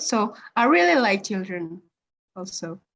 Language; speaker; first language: English; non-native, learner; Indonesian